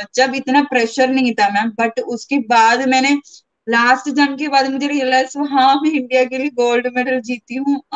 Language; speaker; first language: Hindi; non-native, local second language; Malayalam